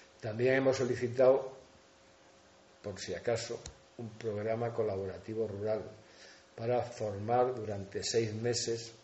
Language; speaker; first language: Spanish; native; Spanish